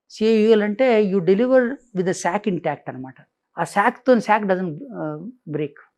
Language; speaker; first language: Telugu; native; Telugu